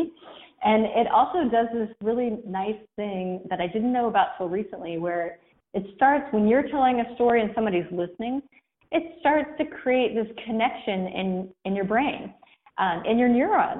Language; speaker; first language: English; native; English